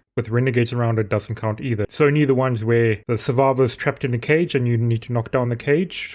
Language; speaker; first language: English; native; English